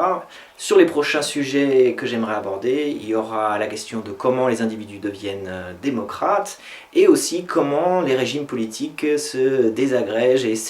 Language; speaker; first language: French; native; French